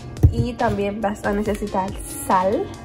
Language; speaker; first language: Spanish; early bilingual, heritage; Spanish